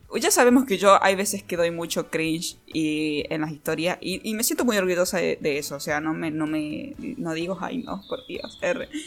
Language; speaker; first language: Spanish; native; Spanish